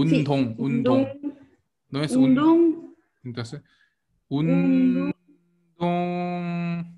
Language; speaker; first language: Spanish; non-native, fluent; Korean